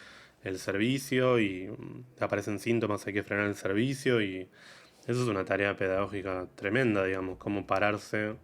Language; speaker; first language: Spanish; native; Spanish